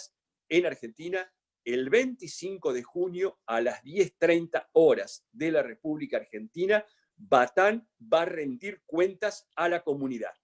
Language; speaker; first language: Spanish; native; Spanish